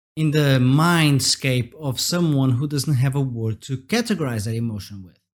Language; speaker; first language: English; non-native, fluent; Portuguese